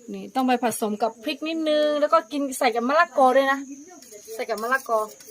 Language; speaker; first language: Thai; non-native, local second language; Karen languages